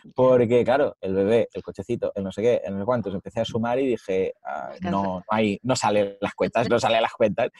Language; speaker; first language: Spanish; native; Spanish